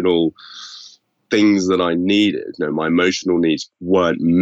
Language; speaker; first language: English; native; English